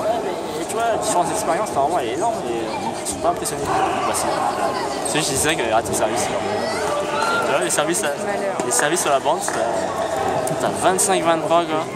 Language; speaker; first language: French; native; French